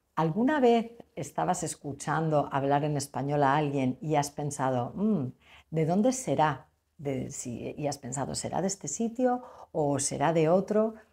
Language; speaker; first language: Spanish; native; Spanish